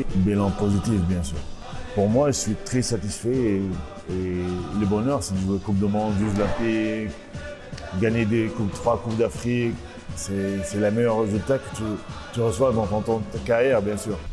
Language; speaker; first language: French; non-native, local second language; Arabic